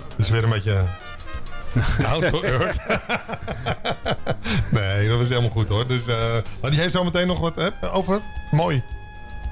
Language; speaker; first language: Dutch; native; Dutch